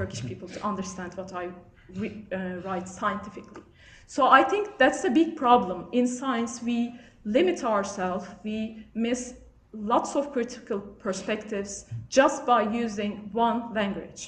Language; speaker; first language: English; non-native, fluent; Turkish